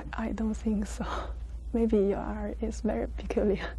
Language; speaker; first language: English; non-native, learner; Chinese